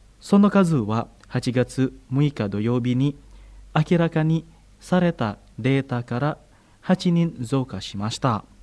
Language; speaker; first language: Japanese; non-native, fluent; Indonesian